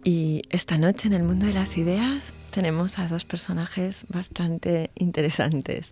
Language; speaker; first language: Spanish; native; Spanish